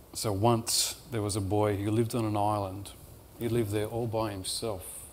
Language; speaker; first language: English; native; English